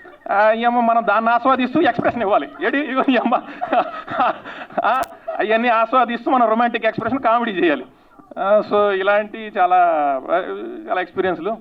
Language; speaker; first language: Telugu; native; Telugu